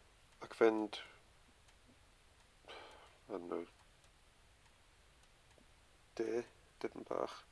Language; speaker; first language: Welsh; non-native, learner; English